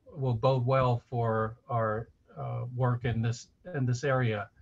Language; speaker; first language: English; native; English